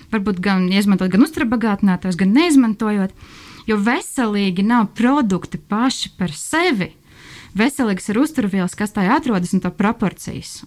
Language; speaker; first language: Latvian; non-native, local second language; Russian